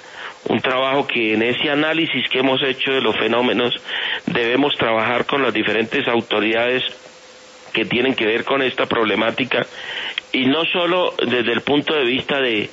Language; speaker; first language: Spanish; native; Spanish